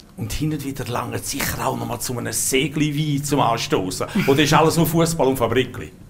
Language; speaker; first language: German; native; German